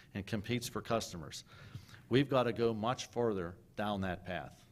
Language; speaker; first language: English; native; English